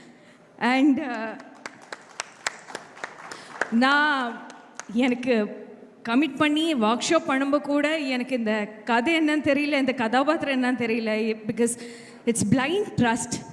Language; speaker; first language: Tamil; non-native, fluent; Malayalam